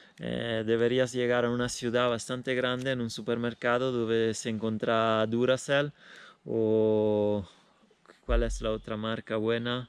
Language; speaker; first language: Spanish; non-native, fluent; Italian